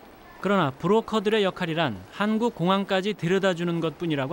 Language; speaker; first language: Korean; native; Korean